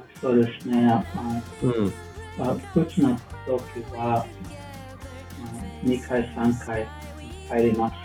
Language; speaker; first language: Japanese; non-native, learner; English